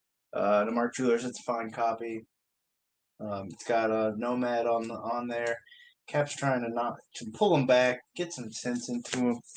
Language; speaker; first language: English; native; English